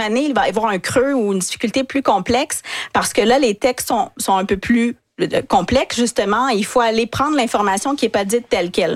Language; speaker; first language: French; native; French